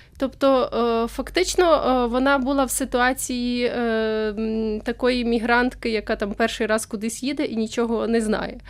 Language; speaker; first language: Ukrainian; native; Ukrainian